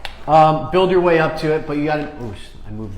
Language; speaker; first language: English; native; English